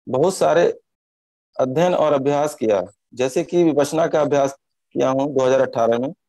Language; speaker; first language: Hindi; native; Hindi